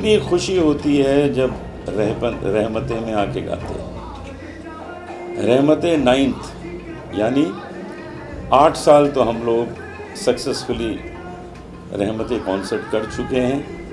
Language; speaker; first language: Hindi; native; Hindi